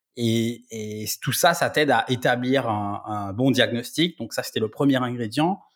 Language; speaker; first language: French; native; French